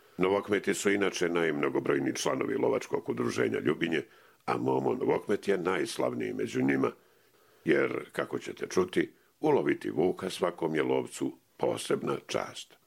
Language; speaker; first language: Croatian; native; Croatian